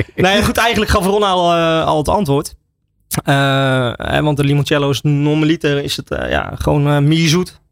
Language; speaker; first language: Dutch; native; Dutch